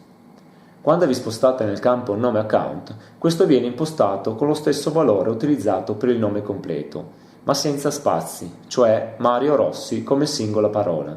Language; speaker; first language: Italian; native; Italian